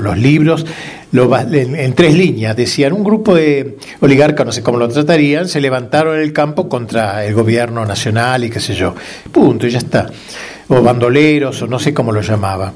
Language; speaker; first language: Spanish; native; Spanish